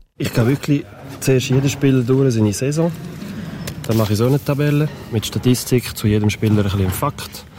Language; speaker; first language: German; non-native, local second language; French